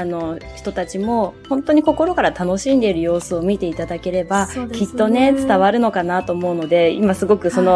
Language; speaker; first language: Japanese; native; Japanese